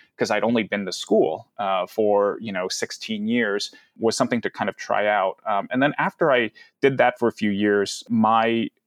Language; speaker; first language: English; early bilingual, other home language; Cantonese